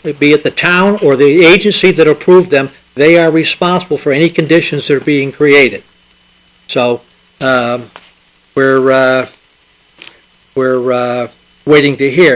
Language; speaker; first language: English; native; English